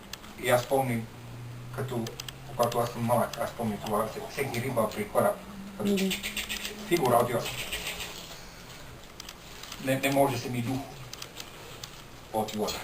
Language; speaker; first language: Bulgarian; non-native, learner; Finnish